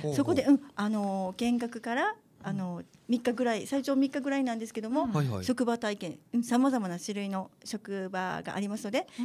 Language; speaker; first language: Japanese; native; Japanese